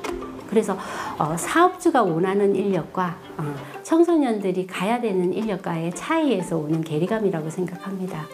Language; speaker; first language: Korean; native; Korean